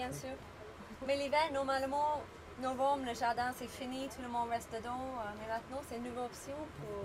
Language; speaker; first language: French; non-native, learner; English